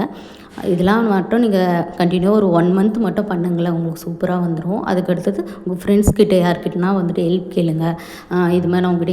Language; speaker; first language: Tamil; native; Tamil